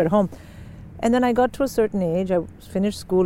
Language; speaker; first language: English; non-native, local second language; Hindi